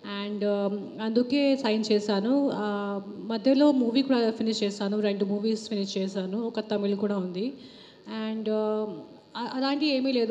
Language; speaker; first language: Telugu; non-native, local second language; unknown